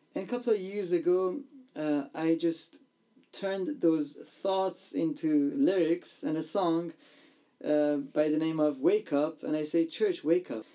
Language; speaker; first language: English; non-native, fluent; Armenian